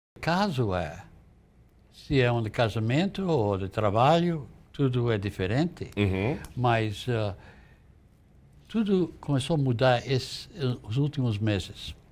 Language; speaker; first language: Portuguese; non-native, fluent; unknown